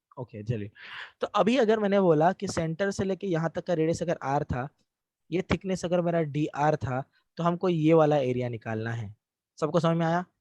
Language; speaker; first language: Hindi; non-native, local second language; Marathi